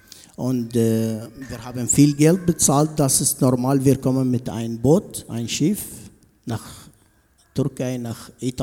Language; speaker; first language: German; non-native, learner; Arabic